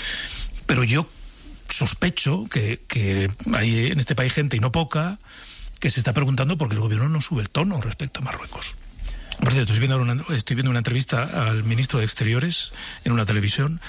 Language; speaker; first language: Spanish; native; Spanish